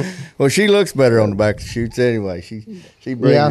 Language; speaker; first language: English; native; English